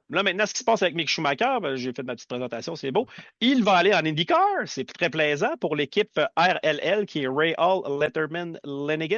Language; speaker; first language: French; native; French